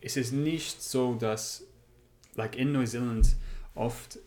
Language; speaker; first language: German; non-native, learner; English